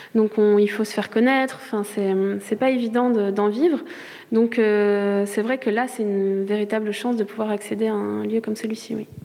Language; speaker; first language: French; native; French